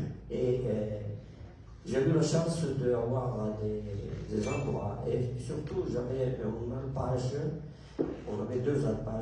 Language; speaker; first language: French; non-native, local second language; Italian